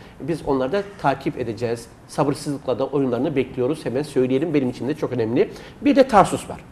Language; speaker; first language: Turkish; native; Turkish